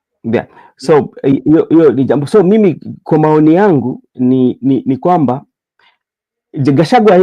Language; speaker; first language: Swahili; non-native, local second language; Luo (Kenya and Tanzania)